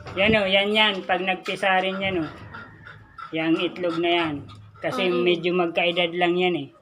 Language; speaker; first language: Filipino; non-native, local second language; Bikol